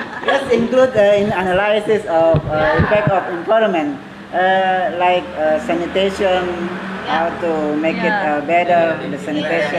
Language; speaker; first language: English; non-native, learner; Indonesian